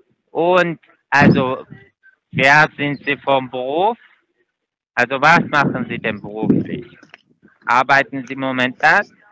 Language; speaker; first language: German; non-native, fluent; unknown